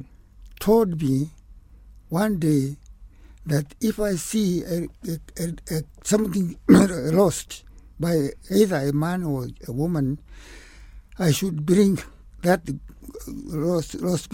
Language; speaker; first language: English; non-native, local second language; Kikuyu